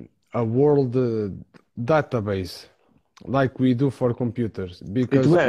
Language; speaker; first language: English; non-native, fluent; Portuguese